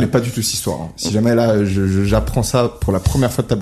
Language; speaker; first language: French; native; French